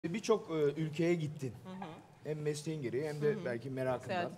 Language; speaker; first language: Turkish; native; Turkish